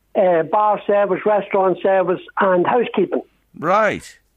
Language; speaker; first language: English; native; English